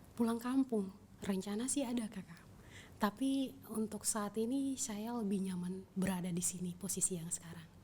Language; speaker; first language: Indonesian; native; Indonesian